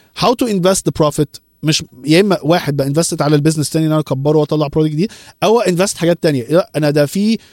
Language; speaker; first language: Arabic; early bilingual, heritage; Arabic